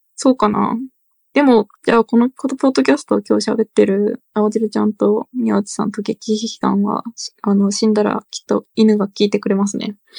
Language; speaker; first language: Japanese; native; Japanese